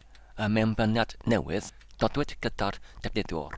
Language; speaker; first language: Welsh; non-native, local second language; English